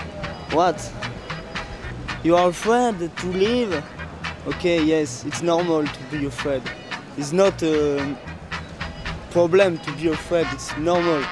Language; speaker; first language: English; non-native, learner; French